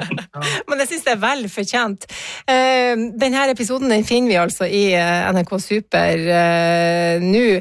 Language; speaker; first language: Norwegian; native; Norwegian